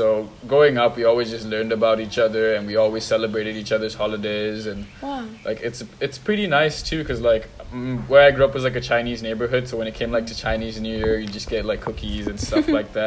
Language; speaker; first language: English; non-native, local second language; Tamil